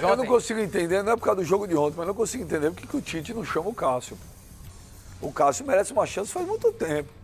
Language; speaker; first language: Portuguese; native; Portuguese